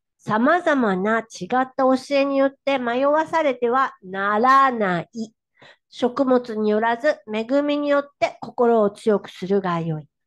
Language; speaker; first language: Japanese; non-native, fluent; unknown